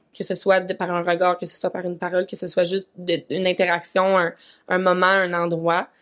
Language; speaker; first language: French; native; French